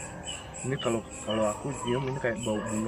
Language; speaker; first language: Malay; non-native, local second language; Balinese